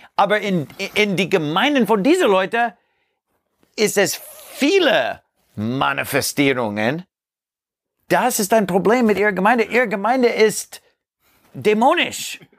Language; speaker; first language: German; non-native, learner; English